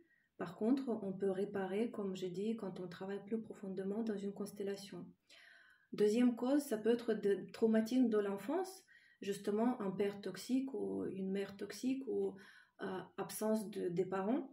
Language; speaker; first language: French; non-native, fluent; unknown